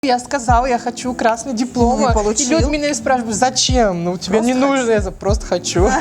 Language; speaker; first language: Russian; non-native, learner; Portuguese